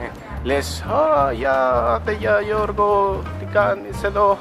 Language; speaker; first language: Greek; non-native, learner; Spanish